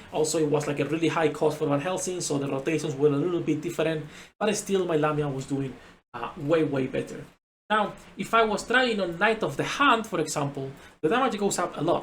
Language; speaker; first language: English; non-native, fluent; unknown